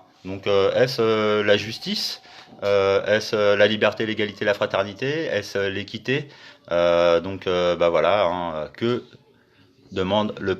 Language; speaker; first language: French; native; French